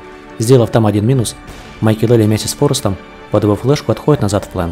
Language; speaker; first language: Russian; native; Russian